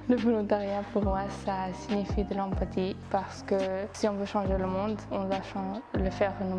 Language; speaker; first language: French; non-native, learner; Romanian